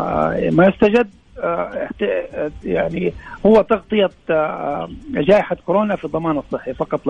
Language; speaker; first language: Arabic; native; Arabic